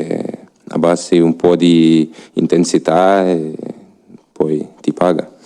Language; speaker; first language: Italian; non-native, learner; Ukrainian